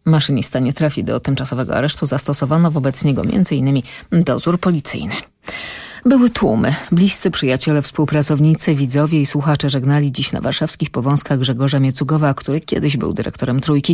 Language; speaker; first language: Polish; native; Polish